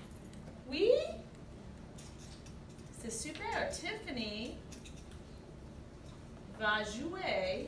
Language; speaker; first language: French; non-native, fluent; English